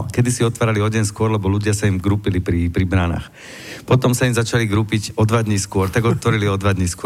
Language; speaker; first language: Slovak; native; Slovak